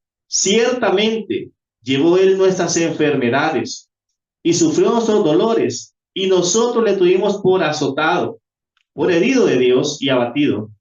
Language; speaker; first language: Spanish; native; Spanish